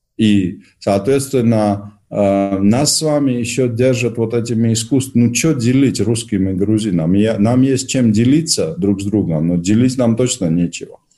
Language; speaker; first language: Russian; non-native, local second language; Georgian